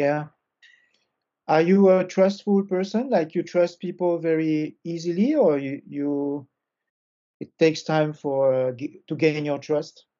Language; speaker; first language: English; non-native, fluent; French